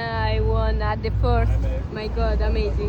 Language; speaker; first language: English; non-native, learner; French